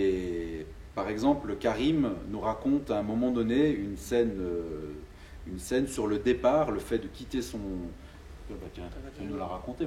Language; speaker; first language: French; native; French